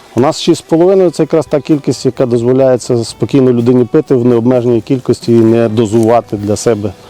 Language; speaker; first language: Ukrainian; native; Ukrainian